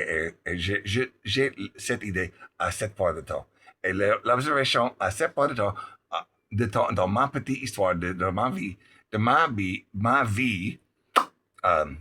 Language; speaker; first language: French; non-native, learner; English